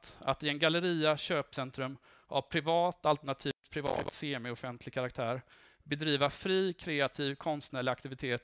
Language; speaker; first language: Swedish; native; Swedish